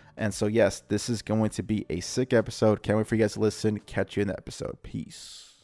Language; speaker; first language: English; native; English